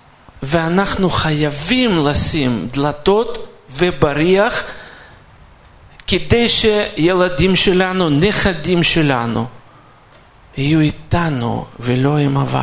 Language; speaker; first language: Hebrew; non-native, fluent; Russian